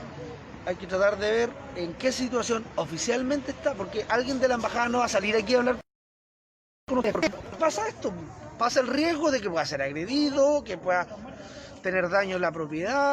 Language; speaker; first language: Spanish; native; Spanish